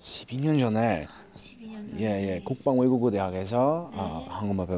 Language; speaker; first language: Korean; non-native, learner; English